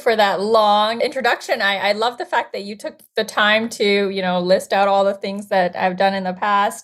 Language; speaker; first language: English; non-native, local second language; Bangla